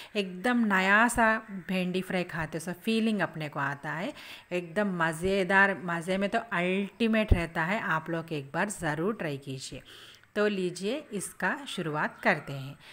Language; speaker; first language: Hindi; native; Hindi